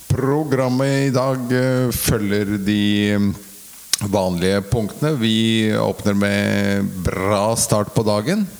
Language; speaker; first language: Norwegian; native; Norwegian